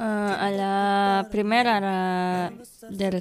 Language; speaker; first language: Catalan; non-native, learner; Indonesian